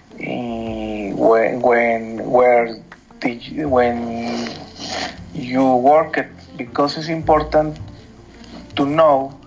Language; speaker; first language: English; non-native, learner; Spanish